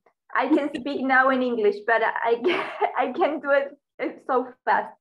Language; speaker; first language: English; non-native, learner; Spanish